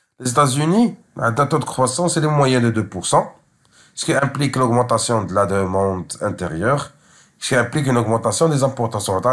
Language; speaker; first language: French; non-native, local second language; Arabic